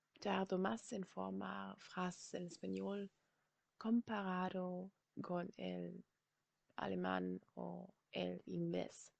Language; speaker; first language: Spanish; non-native, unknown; German